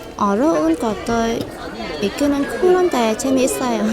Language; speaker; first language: Korean; non-native, learner; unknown